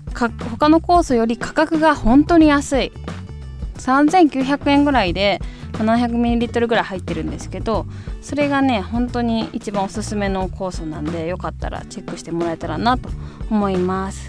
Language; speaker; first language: Japanese; native; Japanese